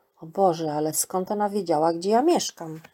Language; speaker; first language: Polish; native; Polish